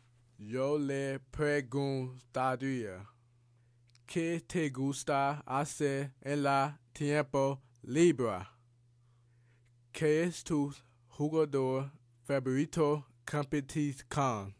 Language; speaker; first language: Spanish; non-native, learner; English